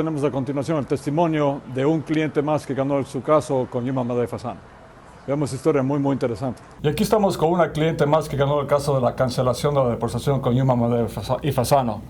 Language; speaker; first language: Spanish; native; Spanish